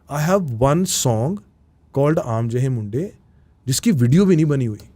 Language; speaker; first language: Hindi; non-native, local second language; Punjabi